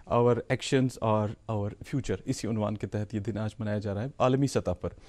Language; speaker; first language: Hindi; non-native, local second language; Kashmiri